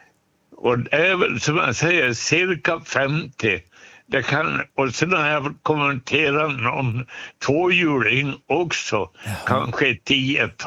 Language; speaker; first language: Swedish; native; Swedish